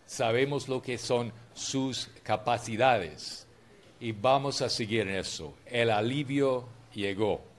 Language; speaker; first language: Spanish; non-native, fluent; English